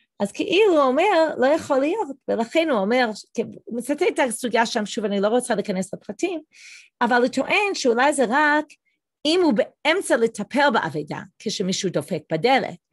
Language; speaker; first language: Hebrew; non-native, fluent; English